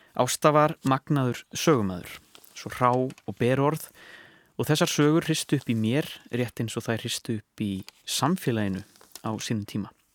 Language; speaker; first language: Icelandic; native; Icelandic